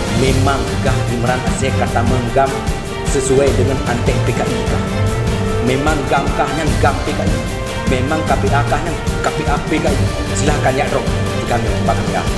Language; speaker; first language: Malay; non-native, local second language; Achinese